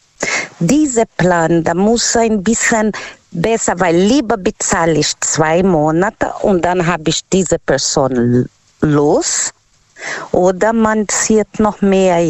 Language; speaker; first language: German; non-native, learner; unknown